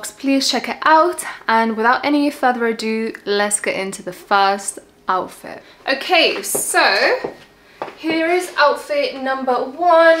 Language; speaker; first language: English; native; English